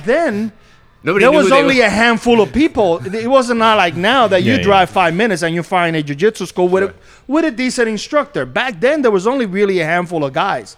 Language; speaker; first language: English; non-native, fluent; Spanish